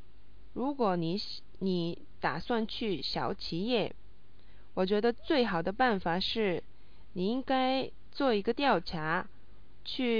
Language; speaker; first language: Chinese; non-native, learner; English